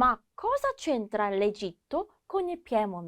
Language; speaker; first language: Italian; non-native, fluent; Korean